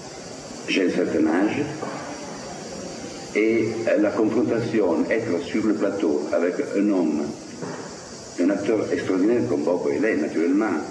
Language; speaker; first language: French; non-native, fluent; Italian